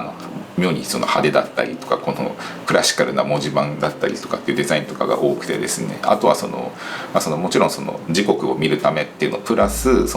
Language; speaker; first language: Japanese; native; Japanese